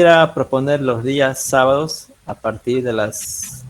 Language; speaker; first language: Spanish; native; Spanish